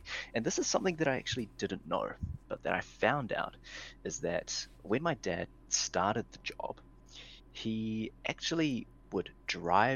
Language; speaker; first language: English; native; English